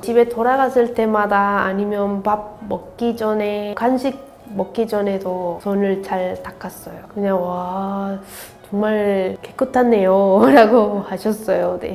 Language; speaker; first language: Korean; non-native, learner; Spanish